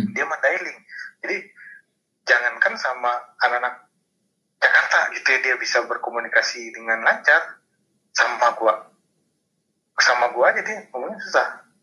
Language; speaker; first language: Indonesian; non-native, local second language; Minangkabau